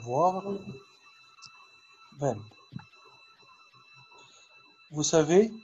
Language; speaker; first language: French; non-native, fluent; Arabic